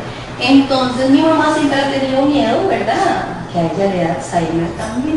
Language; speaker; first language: Spanish; native; Spanish